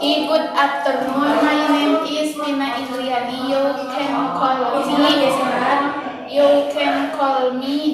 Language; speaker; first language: English; non-native, learner; Indonesian